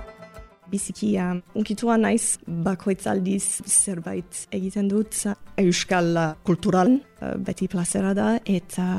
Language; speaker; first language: Basque; non-native, learner; English